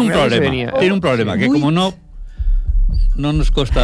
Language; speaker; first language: Catalan; non-native, learner; Portuguese